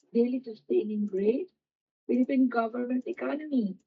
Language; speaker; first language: English; non-native, local second language; Filipino